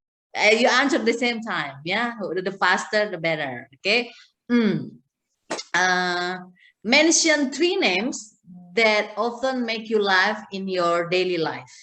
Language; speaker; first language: English; non-native, fluent; Indonesian